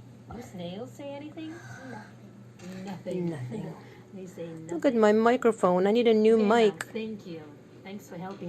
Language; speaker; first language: English; non-native, fluent; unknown